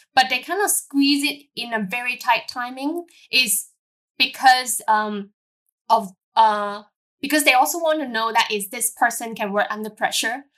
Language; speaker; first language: English; non-native, local second language; Cantonese